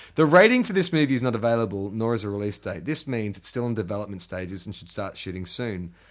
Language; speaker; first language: English; native; English